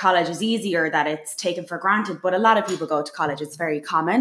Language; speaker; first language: English; native; English